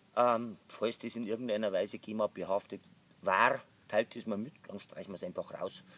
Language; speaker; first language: German; native; German